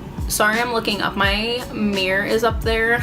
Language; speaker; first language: English; native; English